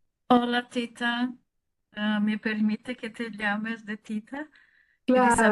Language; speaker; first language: Spanish; non-native, fluent; Portuguese